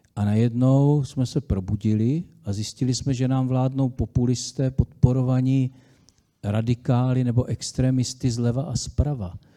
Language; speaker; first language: Czech; native; Czech